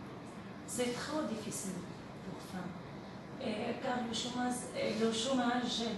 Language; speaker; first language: French; non-native, learner; Arabic